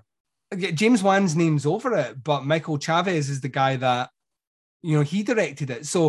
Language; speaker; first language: English; native; English